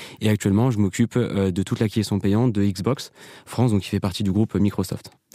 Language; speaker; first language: French; native; French